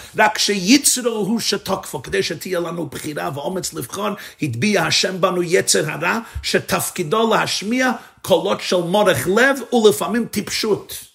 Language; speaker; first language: Hebrew; non-native, fluent; English